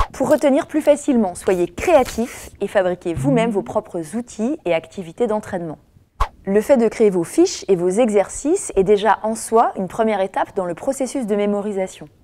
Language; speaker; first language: French; native; French